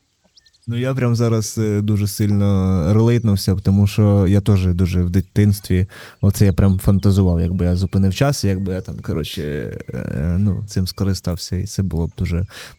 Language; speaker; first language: Ukrainian; native; Ukrainian